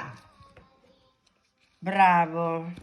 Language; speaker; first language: Italian; non-native, local second language; Filipino